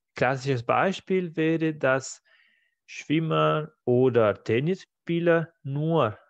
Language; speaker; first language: German; non-native, fluent; Spanish